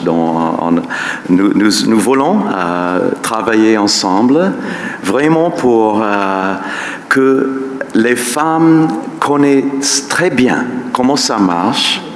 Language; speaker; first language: French; non-native, fluent; English